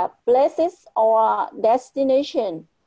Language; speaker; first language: English; non-native, fluent; Vietnamese